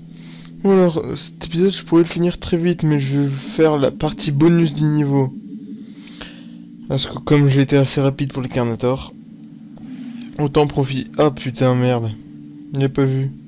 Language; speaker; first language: French; native; French